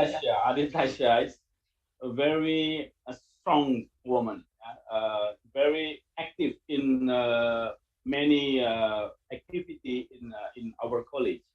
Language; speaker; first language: English; non-native, learner; Indonesian